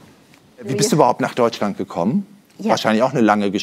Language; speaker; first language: German; native; German